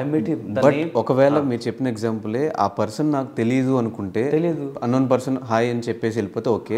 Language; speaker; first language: Telugu; native; Telugu